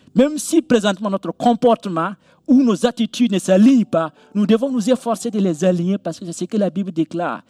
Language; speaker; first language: French; non-native, local second language; Mossi